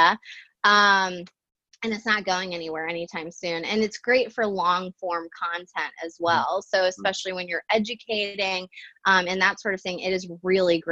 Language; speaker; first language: English; native; English